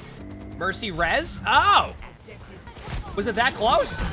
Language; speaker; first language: English; native; English